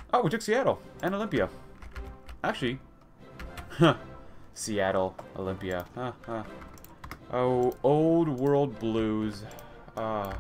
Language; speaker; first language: English; native; English